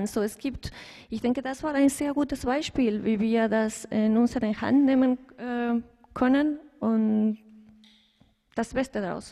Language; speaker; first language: German; non-native, fluent; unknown